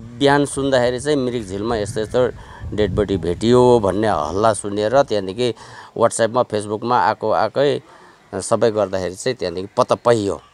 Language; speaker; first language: Nepali; native; Nepali